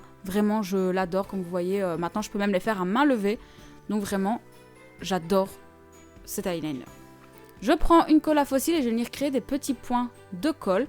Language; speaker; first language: French; native; French